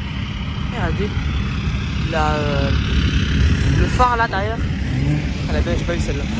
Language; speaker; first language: French; native; French